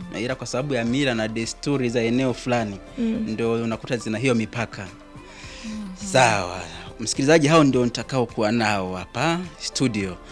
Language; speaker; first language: Swahili; native; Swahili